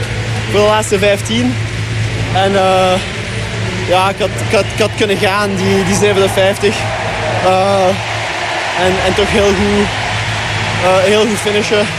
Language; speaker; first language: Dutch; non-native, local second language; French